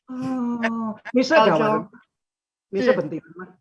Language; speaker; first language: Chinese; non-native, fluent; Indonesian